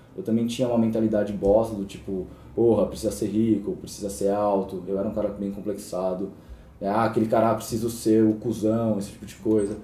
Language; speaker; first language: Portuguese; early bilingual, other home language; Korean